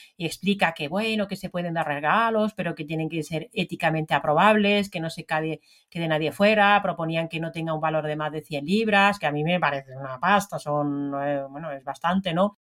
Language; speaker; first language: Spanish; non-native, fluent; Finnish